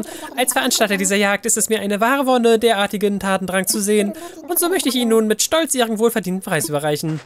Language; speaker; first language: German; native; German